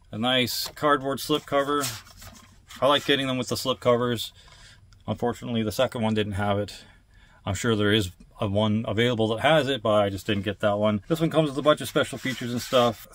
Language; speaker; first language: English; native; English